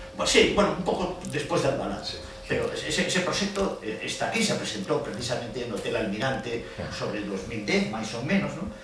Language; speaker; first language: Galician; non-native, local second language; Spanish